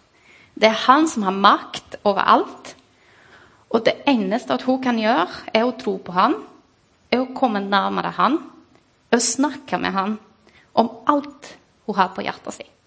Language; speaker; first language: Norwegian; non-native, fluent; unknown